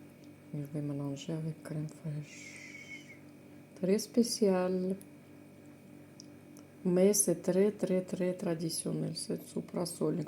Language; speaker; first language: French; non-native, fluent; Russian